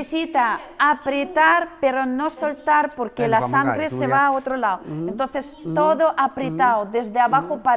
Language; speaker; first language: Spanish; non-native, learner; Russian